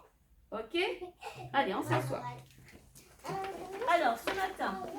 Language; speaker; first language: French; native; French